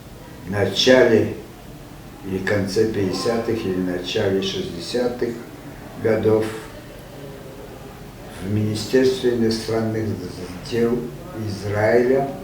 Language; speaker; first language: Russian; non-native, fluent; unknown